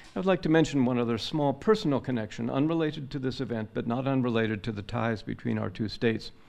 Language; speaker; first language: English; native; English